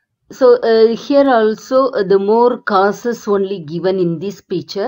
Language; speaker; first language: English; non-native, local second language; Tamil